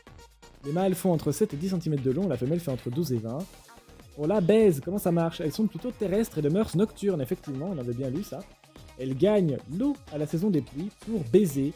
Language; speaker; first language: French; native; French